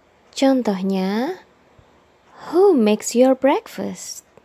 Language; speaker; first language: English; non-native, fluent; Indonesian